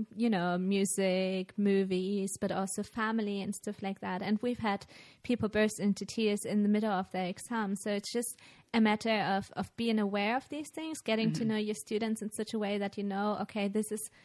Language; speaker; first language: English; non-native, fluent; German